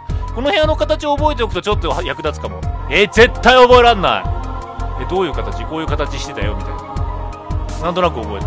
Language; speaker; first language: Japanese; native; Japanese